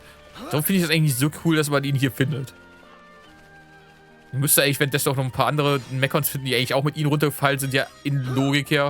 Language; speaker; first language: German; native; German